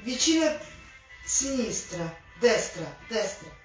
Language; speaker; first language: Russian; native; Russian